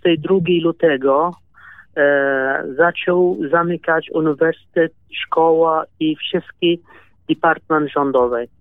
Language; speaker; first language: Polish; non-native, learner; Kurdish